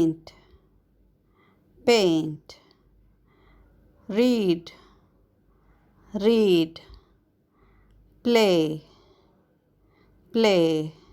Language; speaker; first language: English; non-native, fluent; Arabic